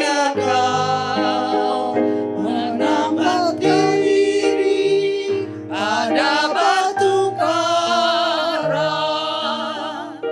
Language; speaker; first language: Indonesian; native; Indonesian